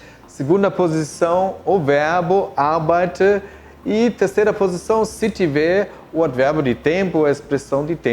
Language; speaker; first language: Portuguese; non-native, fluent; German